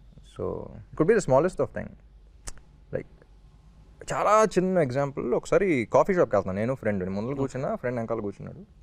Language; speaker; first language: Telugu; native; Telugu